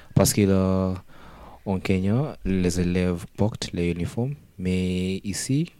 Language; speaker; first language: French; non-native, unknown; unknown